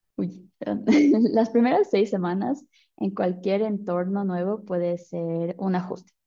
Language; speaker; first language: Spanish; early bilingual, heritage; Spanish